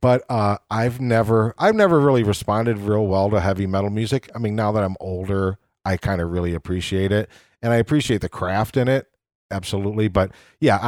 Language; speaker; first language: English; native; English